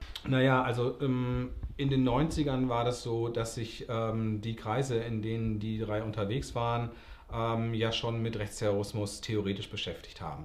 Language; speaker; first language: German; native; German